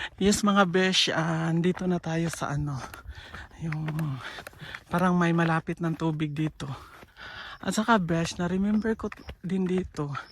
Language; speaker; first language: Filipino; non-native, local second language; Cebuano